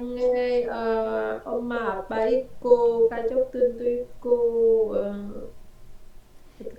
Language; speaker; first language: Korean; non-native, learner; Vietnamese